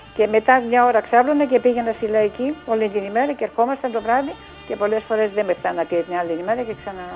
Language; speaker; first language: Greek; native; Greek